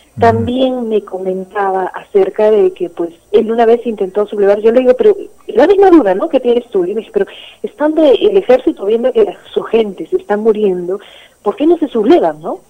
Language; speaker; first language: Spanish; native; Spanish